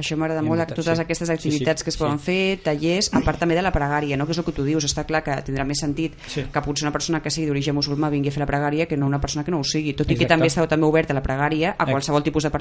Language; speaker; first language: Catalan; native; Catalan